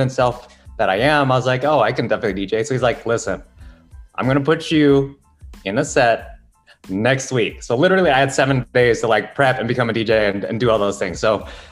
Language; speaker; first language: English; non-native, local second language; Filipino